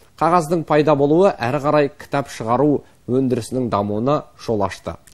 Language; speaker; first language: Kazakh; native; Kazakh